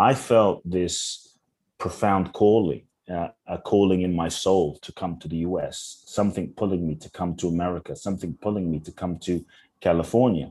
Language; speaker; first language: English; native; English